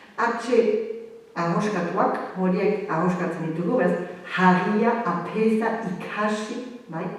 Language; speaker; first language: Basque; native; Basque